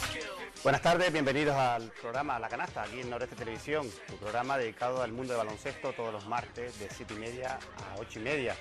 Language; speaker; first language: Spanish; native; Spanish